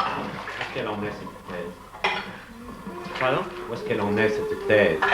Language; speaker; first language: French; native; French